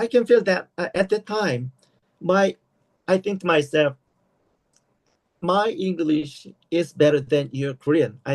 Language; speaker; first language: English; non-native, learner; Korean